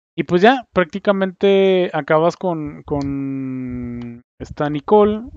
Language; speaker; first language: Spanish; native; Spanish